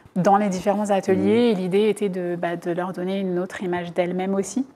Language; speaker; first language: French; native; French